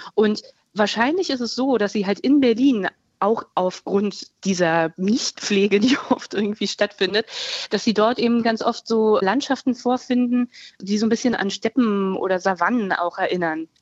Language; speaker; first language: German; native; German